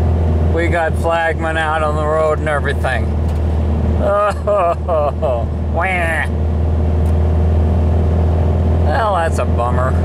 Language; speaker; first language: English; native; English